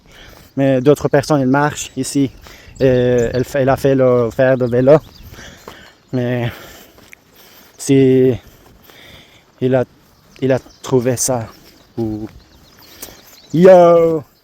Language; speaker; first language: French; non-native, learner; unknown